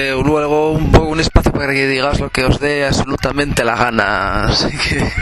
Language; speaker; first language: Spanish; native; Spanish